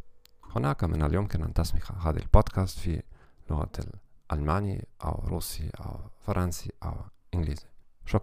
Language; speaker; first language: Arabic; non-native, learner; German